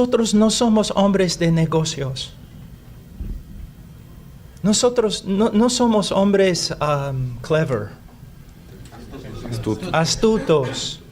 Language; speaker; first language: Spanish; non-native, fluent; English